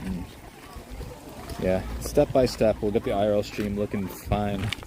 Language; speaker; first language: English; native; English